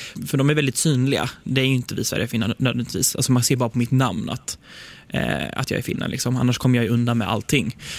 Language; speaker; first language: Swedish; early bilingual, other home language; Finnish